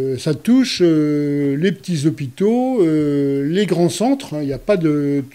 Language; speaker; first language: French; native; French